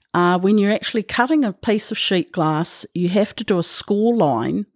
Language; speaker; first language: English; native; English